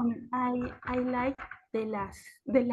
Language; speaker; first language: English; non-native, learner; Spanish